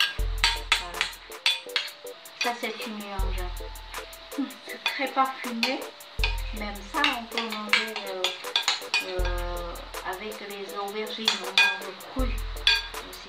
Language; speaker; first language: French; non-native, fluent; Vietnamese